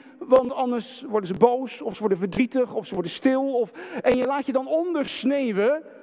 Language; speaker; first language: Dutch; native; Dutch